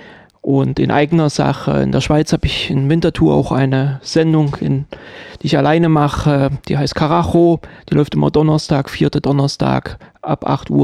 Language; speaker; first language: German; native; German